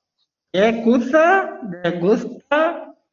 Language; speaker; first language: Spanish; non-native, learner; Bangla